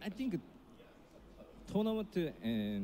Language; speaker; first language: English; non-native, learner; Korean